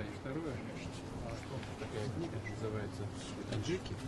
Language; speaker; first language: Russian; native; Russian